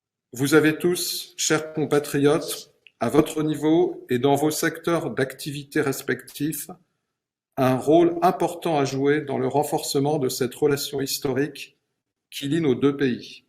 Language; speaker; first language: French; native; French